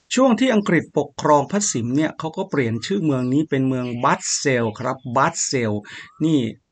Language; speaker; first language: Thai; native; Thai